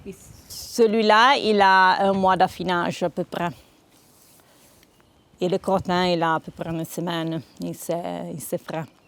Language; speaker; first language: French; non-native, local second language; Italian